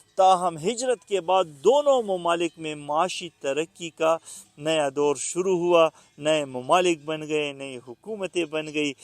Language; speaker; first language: Urdu; non-native, local second language; Pashto